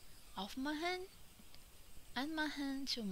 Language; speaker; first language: German; non-native, fluent; Indonesian